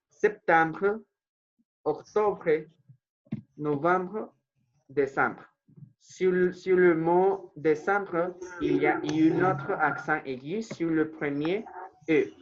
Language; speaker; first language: French; non-native, fluent; Spanish